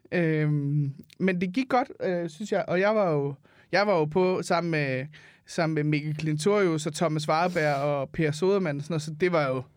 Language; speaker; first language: Danish; native; Danish